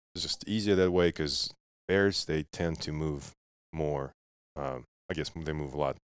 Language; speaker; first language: English; non-native, fluent; Russian